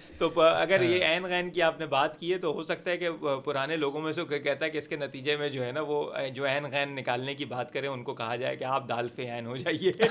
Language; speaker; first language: Urdu; native; Urdu